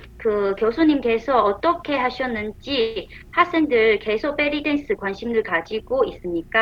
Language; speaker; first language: Korean; non-native, fluent; Chinese